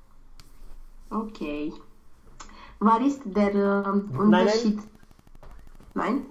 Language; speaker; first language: German; non-native, learner; Romanian